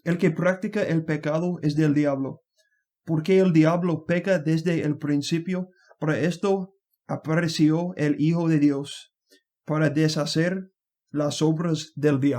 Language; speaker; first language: Spanish; non-native, learner; English